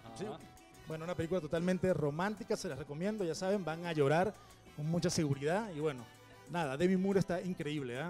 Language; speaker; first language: Spanish; native; Spanish